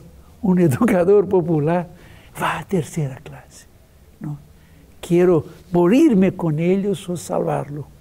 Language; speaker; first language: Spanish; non-native, fluent; Portuguese